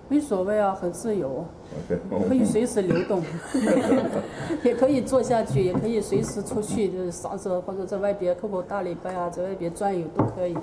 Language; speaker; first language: Chinese; native; Chinese